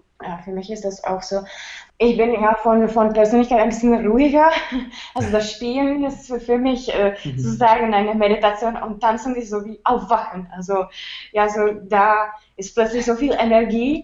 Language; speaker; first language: German; non-native, fluent; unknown